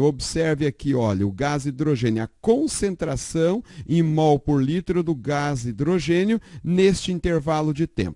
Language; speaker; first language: Portuguese; native; Portuguese